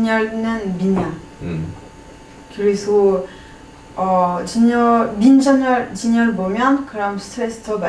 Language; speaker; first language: Korean; non-native, learner; French